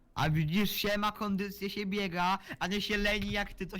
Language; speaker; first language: Polish; native; Polish